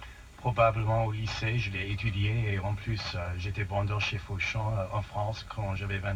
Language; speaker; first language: French; non-native, fluent; English